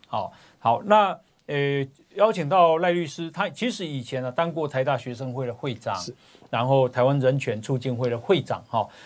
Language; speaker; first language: Chinese; native; Chinese